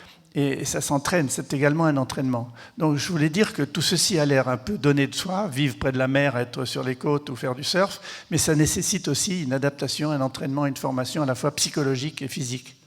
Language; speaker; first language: French; native; French